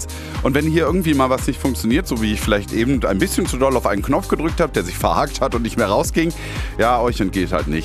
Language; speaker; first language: German; native; German